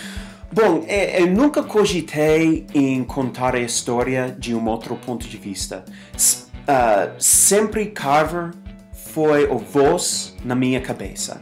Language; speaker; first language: Portuguese; non-native, fluent; English